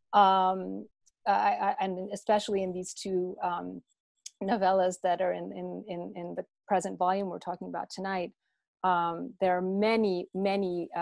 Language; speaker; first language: English; native; English